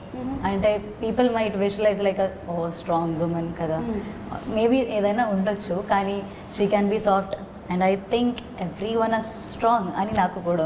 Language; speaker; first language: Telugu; non-native, learner; Malayalam